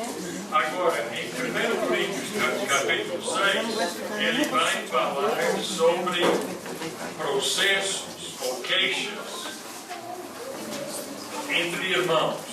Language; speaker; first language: Portuguese; non-native, fluent; English